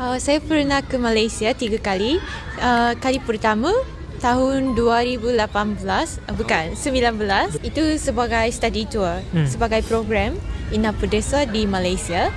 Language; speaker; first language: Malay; non-native, fluent; Japanese